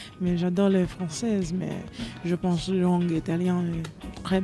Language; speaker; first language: French; non-native, learner; English